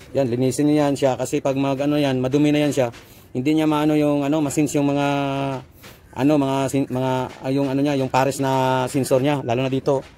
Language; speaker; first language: Filipino; non-native, local second language; Cebuano